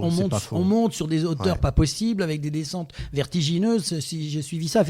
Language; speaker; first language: French; native; French